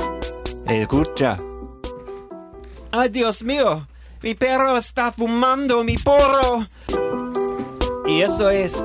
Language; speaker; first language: Spanish; non-native, learner; English